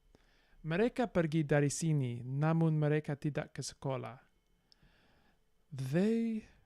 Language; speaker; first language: Indonesian; non-native, learner; English